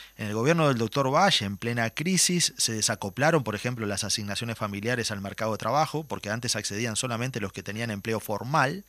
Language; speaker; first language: Spanish; native; Spanish